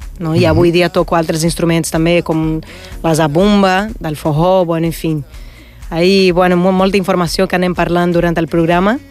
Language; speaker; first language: Catalan; non-native, fluent; Portuguese